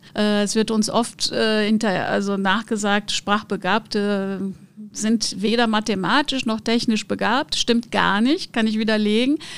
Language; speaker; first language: German; non-native, fluent; Portuguese